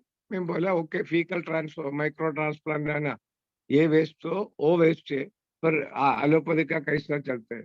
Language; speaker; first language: Hindi; non-native, learner; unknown